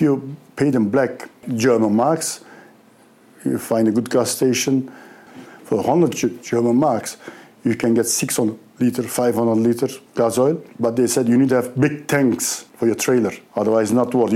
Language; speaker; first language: English; non-native, learner; Turkish